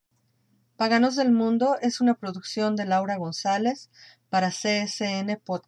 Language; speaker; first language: Spanish; native; Spanish